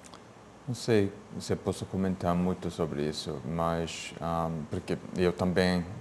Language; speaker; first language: Portuguese; non-native, fluent; English